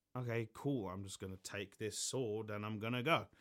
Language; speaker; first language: English; native; English